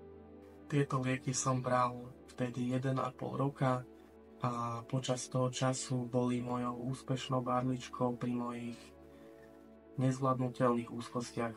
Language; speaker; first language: Slovak; native; Slovak